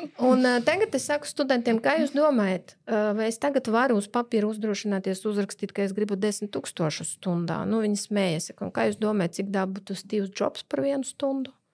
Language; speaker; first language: Latvian; non-native, local second language; Russian